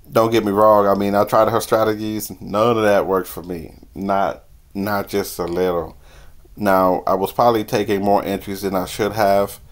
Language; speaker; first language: English; native; English